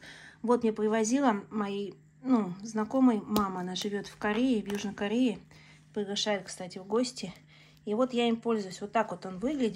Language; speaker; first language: Russian; native; Russian